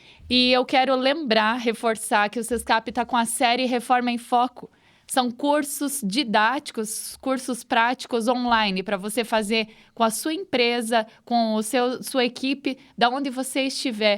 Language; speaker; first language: Portuguese; native; Portuguese